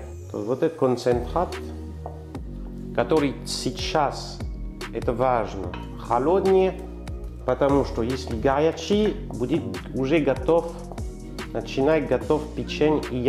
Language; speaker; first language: Russian; non-native, learner; French